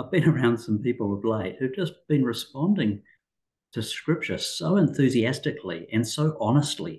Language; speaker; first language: English; native; English